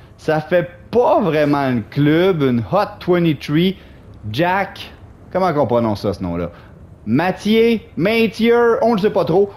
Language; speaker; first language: French; native; French